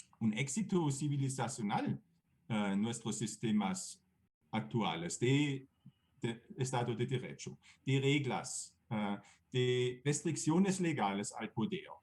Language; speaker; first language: Spanish; non-native, fluent; German